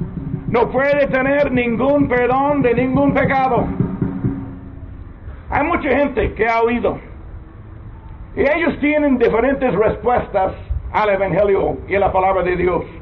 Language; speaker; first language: Spanish; non-native, learner; English